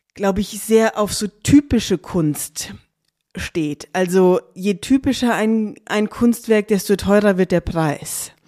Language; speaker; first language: German; native; German